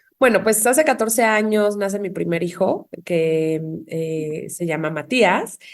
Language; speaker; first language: Spanish; native; Spanish